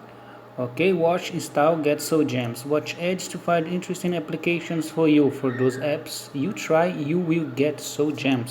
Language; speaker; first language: English; non-native, learner; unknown